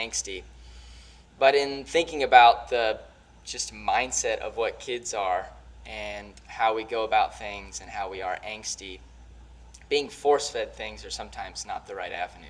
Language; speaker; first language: English; native; English